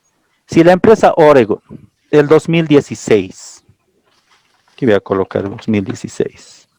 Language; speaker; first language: Spanish; native; Spanish